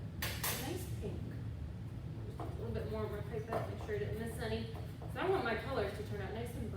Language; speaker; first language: English; native; English